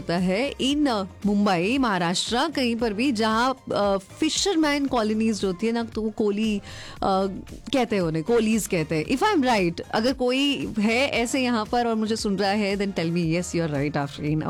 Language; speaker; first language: Hindi; native; Hindi